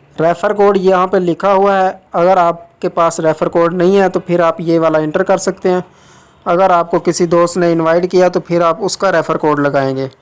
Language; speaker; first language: Urdu; non-native, local second language; Punjabi